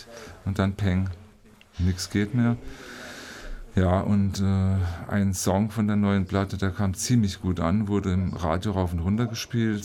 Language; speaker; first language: German; native; German